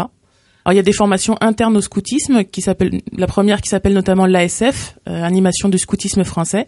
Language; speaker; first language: French; native; French